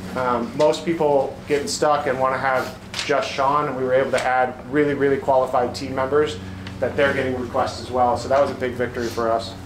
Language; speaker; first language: English; native; English